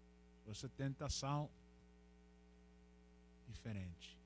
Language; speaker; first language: Portuguese; non-native, learner; Spanish